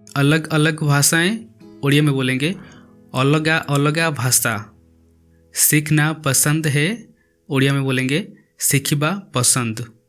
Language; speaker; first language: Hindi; non-native, local second language; Odia